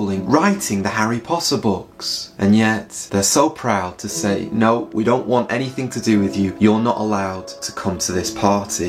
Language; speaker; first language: English; native; English